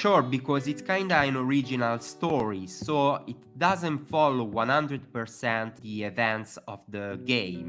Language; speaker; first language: English; non-native, fluent; Italian